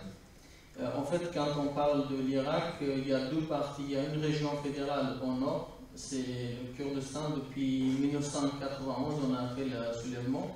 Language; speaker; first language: French; non-native, fluent; Kurdish